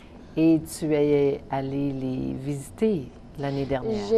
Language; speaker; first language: French; native; French